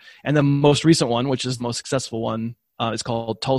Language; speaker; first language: English; native; English